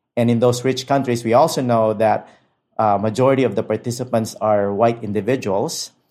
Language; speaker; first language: English; non-native, local second language; Filipino